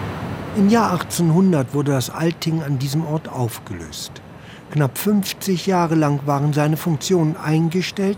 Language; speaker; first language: German; native; German